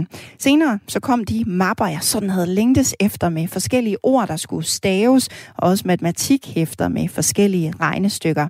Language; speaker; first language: Danish; native; Danish